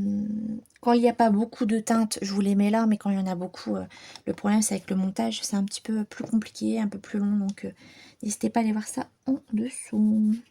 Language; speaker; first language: French; native; French